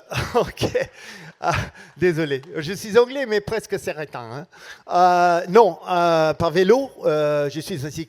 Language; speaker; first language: French; non-native, learner; English